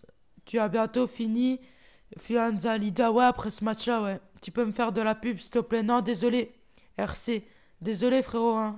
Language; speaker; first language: French; native; French